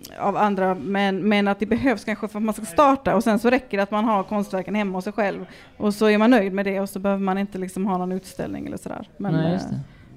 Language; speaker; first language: Swedish; native; Swedish